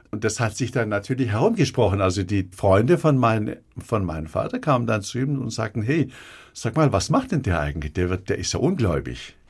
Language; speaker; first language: German; early bilingual, other home language; Turkish